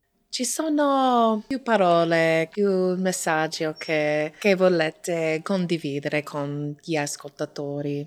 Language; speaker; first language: Italian; non-native, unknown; English